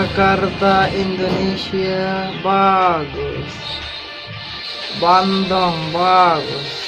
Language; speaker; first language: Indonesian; non-native, learner; Bangla